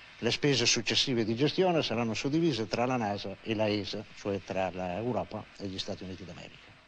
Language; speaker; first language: Italian; native; Italian